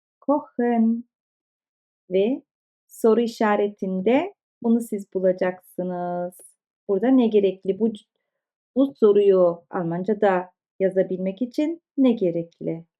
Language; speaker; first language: Turkish; early bilingual, heritage; Turkish